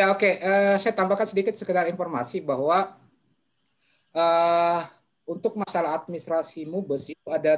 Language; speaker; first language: Indonesian; native; Indonesian